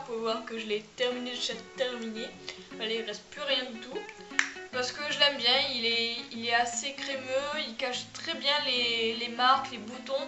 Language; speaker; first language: French; native; French